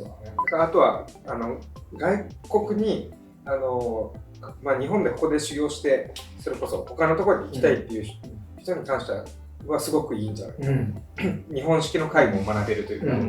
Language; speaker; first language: Japanese; native; Japanese